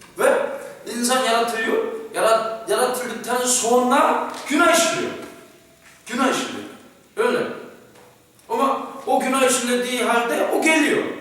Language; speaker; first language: Turkish; non-native, fluent; Korean